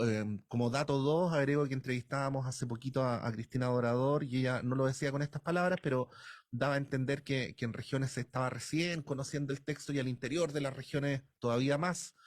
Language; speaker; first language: Spanish; native; Spanish